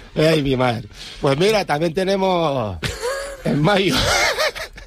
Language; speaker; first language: Spanish; native; Spanish